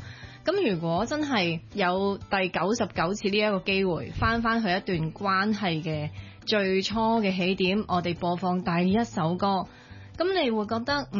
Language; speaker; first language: Cantonese; native; Cantonese